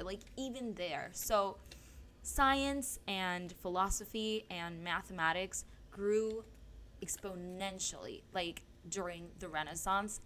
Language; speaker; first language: English; non-native, local second language; Spanish